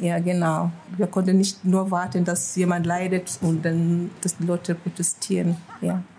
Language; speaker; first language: German; non-native, fluent; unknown